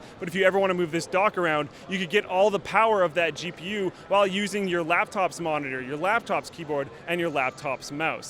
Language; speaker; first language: English; native; English